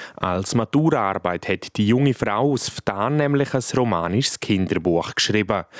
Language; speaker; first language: German; native; German